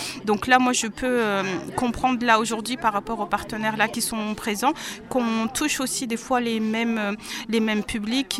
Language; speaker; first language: French; native; French